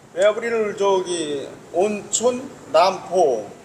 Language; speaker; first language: Korean; native; Korean